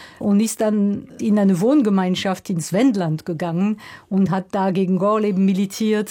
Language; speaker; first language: German; non-native, local second language; Swiss German